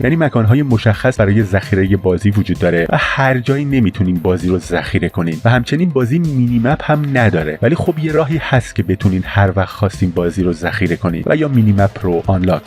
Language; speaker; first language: Persian; native; Persian